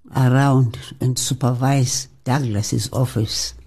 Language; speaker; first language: English; non-native, local second language; Xhosa